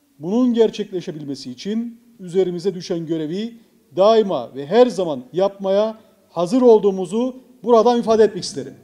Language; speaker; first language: Turkish; native; Turkish